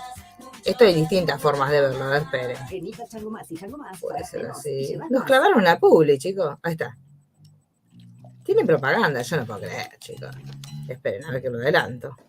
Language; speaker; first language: Spanish; native; Spanish